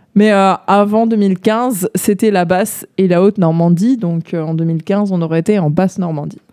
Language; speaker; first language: French; native; French